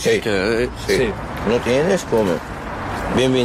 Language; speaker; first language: Spanish; non-native, learner; Arabic